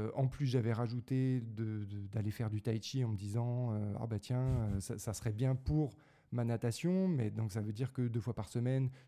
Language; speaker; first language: French; native; French